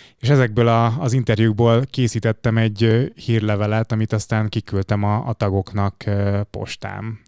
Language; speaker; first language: Hungarian; native; Hungarian